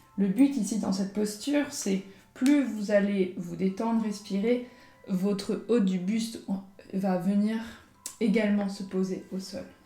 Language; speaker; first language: French; native; French